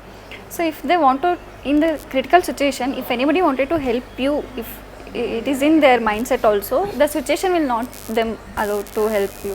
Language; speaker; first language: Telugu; non-native, learner; Kannada